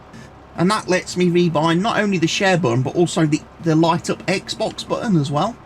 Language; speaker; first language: English; native; English